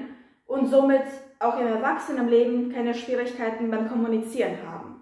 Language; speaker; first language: German; non-native, fluent; Polish